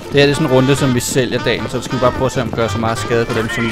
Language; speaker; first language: Danish; native; Danish